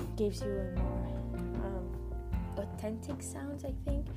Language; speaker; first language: English; non-native, fluent; French